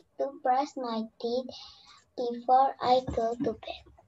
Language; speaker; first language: English; non-native, learner; Indonesian